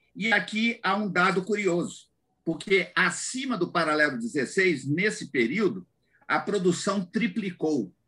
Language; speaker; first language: Portuguese; native; Portuguese